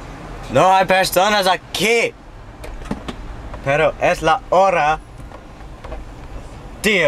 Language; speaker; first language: Spanish; non-native, learner; English